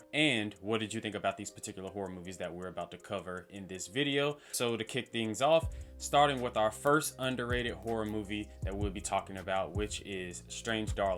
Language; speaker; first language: English; native; English